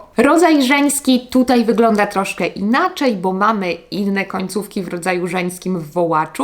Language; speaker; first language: Polish; native; Polish